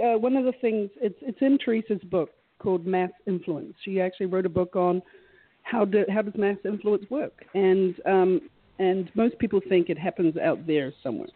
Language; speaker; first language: English; native; English